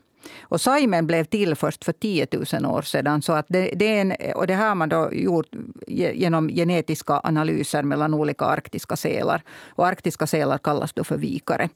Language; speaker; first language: Swedish; native; Swedish